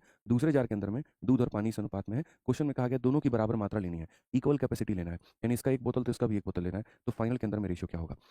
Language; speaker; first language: Hindi; native; Hindi